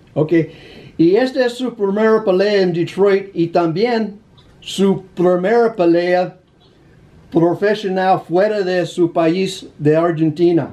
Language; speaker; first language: Spanish; non-native, learner; English